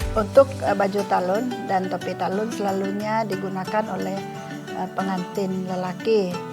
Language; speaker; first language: Malay; non-native, local second language; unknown